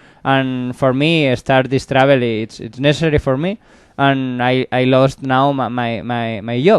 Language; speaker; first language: English; non-native, learner; Spanish